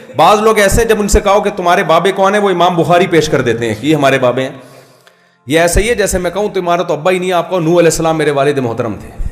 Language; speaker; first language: Urdu; non-native, local second language; Pashto